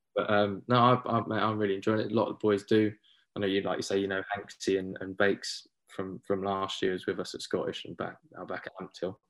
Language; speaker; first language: English; native; English